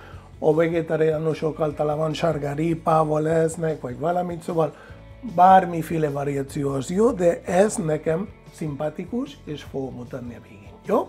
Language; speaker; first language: Hungarian; non-native, fluent; Spanish